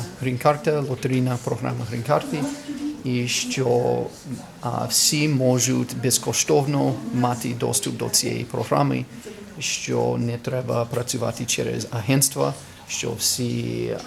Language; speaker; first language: Ukrainian; non-native, fluent; English